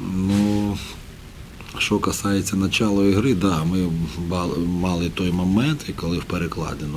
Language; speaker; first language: Ukrainian; native; Ukrainian